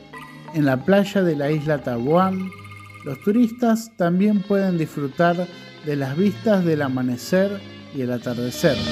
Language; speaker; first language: Spanish; non-native, fluent; Indonesian